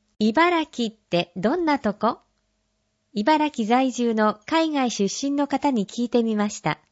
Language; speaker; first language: Japanese; native; Japanese